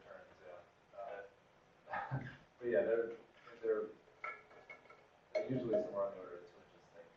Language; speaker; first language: English; native; English